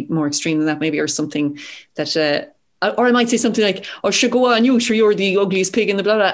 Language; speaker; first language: English; native; English